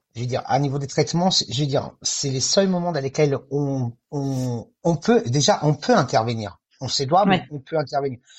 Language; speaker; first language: French; non-native, fluent; Italian